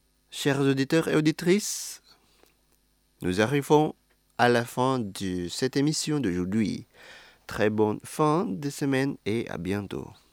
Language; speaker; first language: French; non-native, fluent; Indonesian